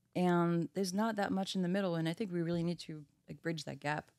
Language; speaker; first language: English; non-native, fluent; French